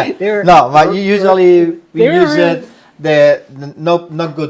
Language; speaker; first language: English; non-native, learner; Italian